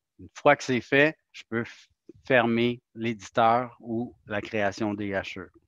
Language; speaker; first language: French; native; French